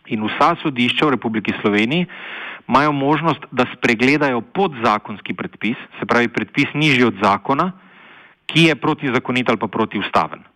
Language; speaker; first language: Slovenian; native; Slovenian